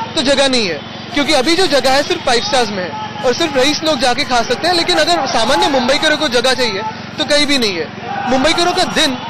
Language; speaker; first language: Hindi; non-native, local second language; Marathi